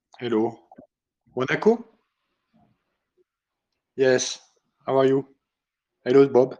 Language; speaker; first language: English; non-native, learner; French